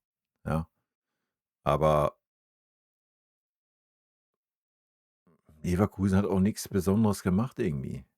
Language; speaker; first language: German; native; German